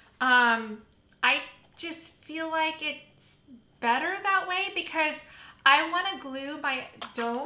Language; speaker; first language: English; native; English